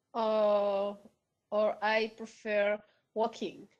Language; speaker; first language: English; non-native, fluent; Spanish